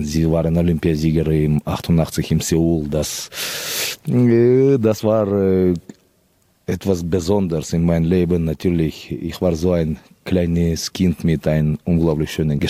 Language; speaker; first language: German; non-native, fluent; Russian